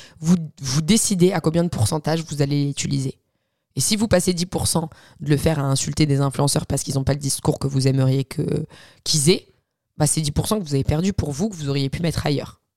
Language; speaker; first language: French; early bilingual, other home language; Arabic